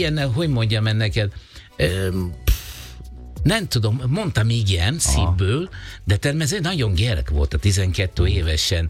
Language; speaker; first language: Hungarian; non-native, learner; Italian